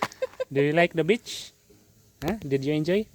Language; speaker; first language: English; non-native, learner; Filipino